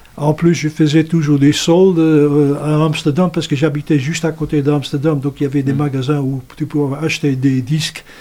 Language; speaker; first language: French; non-native, fluent; Dutch